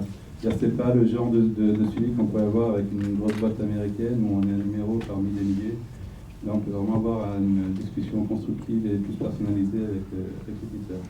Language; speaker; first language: French; native; French